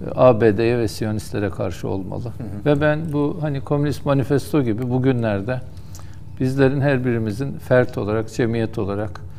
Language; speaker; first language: Turkish; native; Turkish